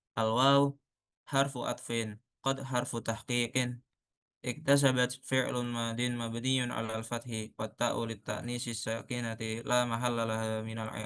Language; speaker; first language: Arabic; non-native, learner; Indonesian